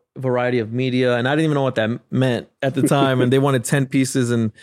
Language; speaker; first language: English; native; English